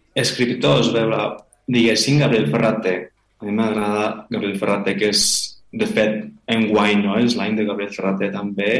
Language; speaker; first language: Catalan; non-native, fluent; Spanish